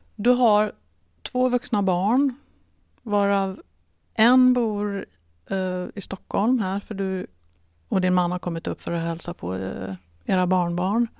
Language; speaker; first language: Swedish; native; Swedish